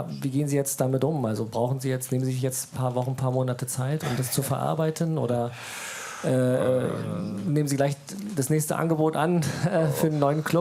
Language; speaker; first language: German; native; German